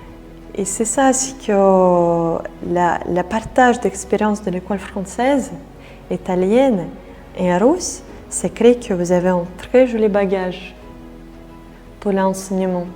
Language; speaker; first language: French; non-native, fluent; Russian